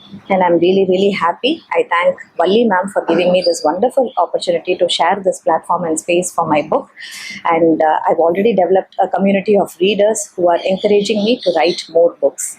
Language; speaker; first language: English; non-native, local second language; Tamil